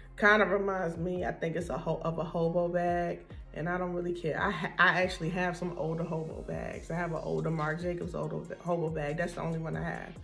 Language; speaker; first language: English; native; English